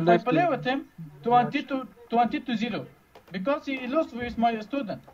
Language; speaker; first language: English; non-native, learner; Uzbek